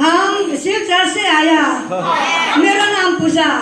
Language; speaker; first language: Hindi; non-native, local second language; Mizo